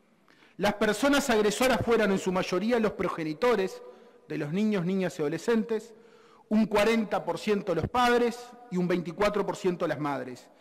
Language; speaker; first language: Spanish; native; Spanish